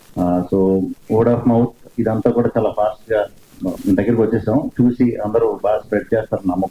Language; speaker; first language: Telugu; native; Telugu